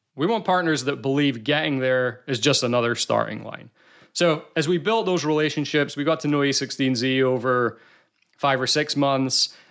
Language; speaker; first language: English; native; English